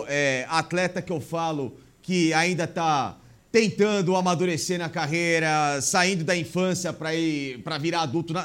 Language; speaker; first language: Portuguese; native; Portuguese